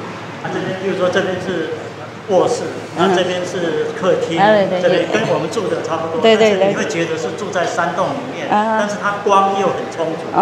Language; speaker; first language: Chinese; native; Chinese